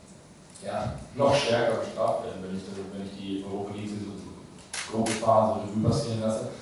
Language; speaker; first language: German; native; German